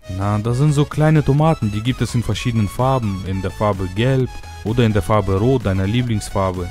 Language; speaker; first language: German; native; German